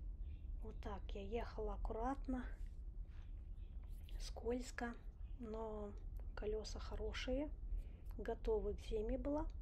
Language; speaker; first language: Russian; non-native, local second language; Romanian